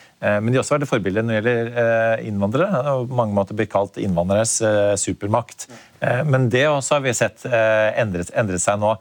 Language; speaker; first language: Norwegian; native; Norwegian